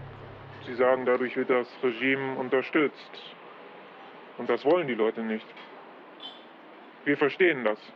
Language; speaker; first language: German; non-native, fluent; Polish